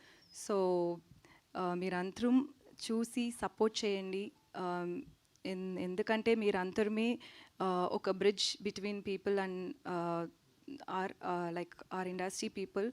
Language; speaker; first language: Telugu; non-native, learner; Tamil